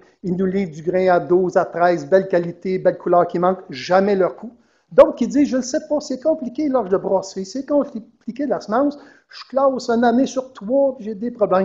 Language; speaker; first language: French; native; French